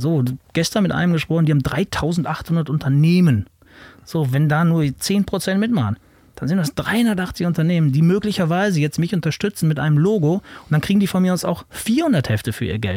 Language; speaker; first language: German; native; German